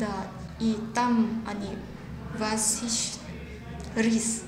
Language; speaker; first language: Russian; non-native, learner; Korean